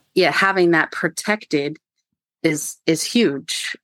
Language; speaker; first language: English; native; English